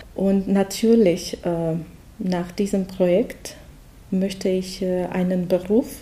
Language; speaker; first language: German; non-native, fluent; Russian